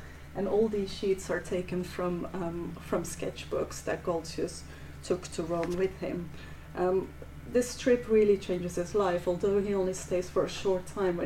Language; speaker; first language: English; non-native, fluent; Dutch